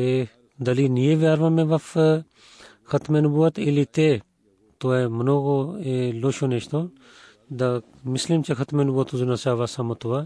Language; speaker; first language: Bulgarian; non-native, fluent; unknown